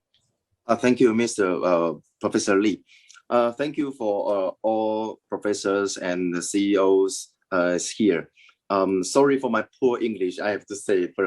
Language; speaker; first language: English; non-native, learner; Chinese